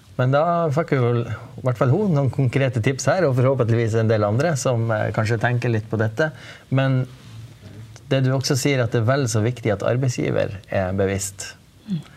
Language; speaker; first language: Norwegian; native; Norwegian